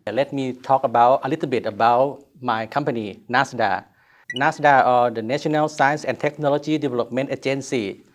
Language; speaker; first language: English; non-native, learner; Thai